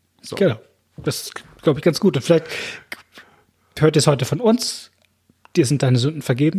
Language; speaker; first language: German; native; German